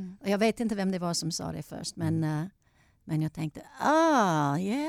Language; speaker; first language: Swedish; non-native, fluent; English